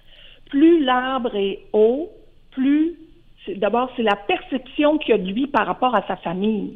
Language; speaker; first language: French; native; French